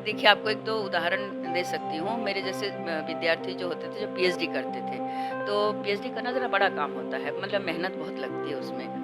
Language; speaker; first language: Hindi; non-native, local second language; Odia